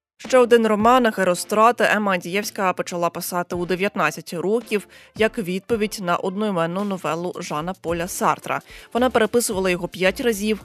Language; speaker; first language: Ukrainian; native; Ukrainian